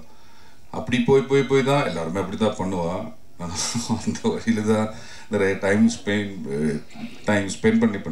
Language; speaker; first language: Tamil; non-native, learner; Malayalam